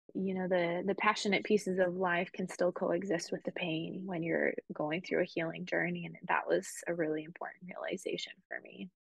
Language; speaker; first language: English; early bilingual, other home language; Spanish